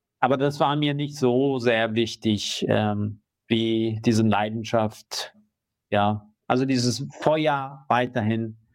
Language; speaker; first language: German; non-native, fluent; Persian